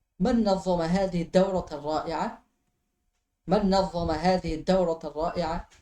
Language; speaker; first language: Arabic; non-native, fluent; Bangla